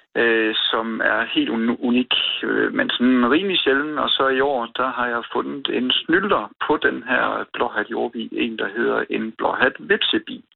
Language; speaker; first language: Danish; native; Danish